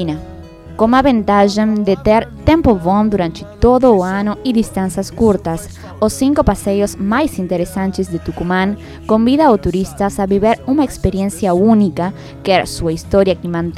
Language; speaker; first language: Portuguese; non-native, learner; Spanish